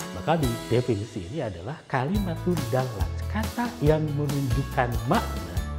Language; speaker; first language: Indonesian; non-native, local second language; Sundanese